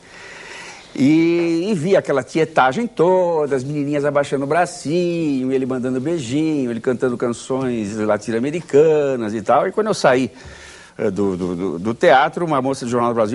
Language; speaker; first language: Portuguese; native; Portuguese